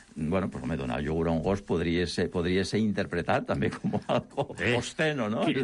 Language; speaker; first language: Catalan; non-native, local second language; Spanish